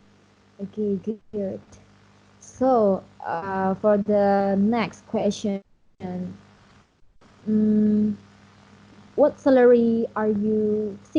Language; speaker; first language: English; non-native, learner; Indonesian